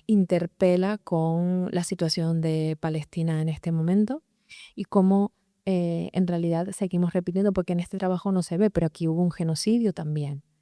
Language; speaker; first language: Spanish; native; Spanish